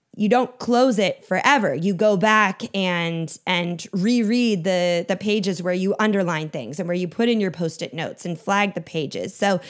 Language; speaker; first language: English; native; English